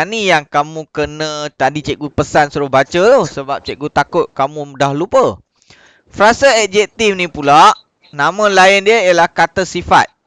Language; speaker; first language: Malay; native; Malay